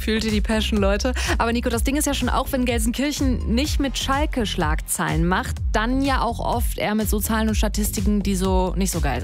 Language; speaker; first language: German; native; German